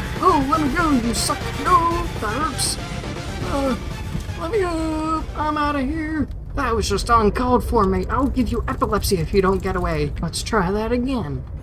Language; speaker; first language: English; native; English